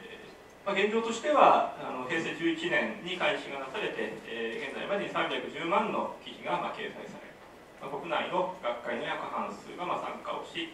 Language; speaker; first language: Japanese; native; Japanese